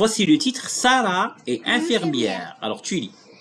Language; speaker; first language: French; non-native, local second language; Arabic